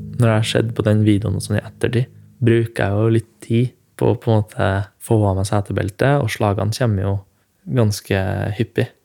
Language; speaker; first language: Norwegian; native; Norwegian